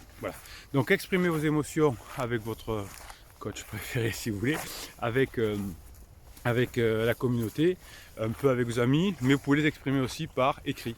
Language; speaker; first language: French; native; French